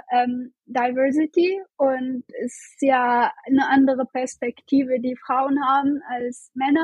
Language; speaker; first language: German; non-native, fluent; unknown